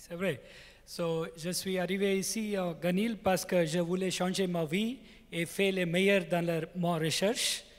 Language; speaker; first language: French; non-native, learner; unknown